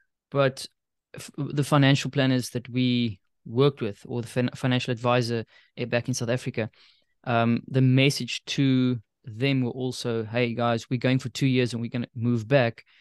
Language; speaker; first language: English; non-native, local second language; Afrikaans